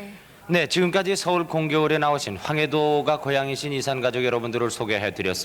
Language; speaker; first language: Korean; native; Korean